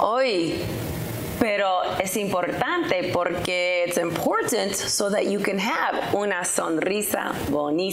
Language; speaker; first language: Spanish; non-native, learner; English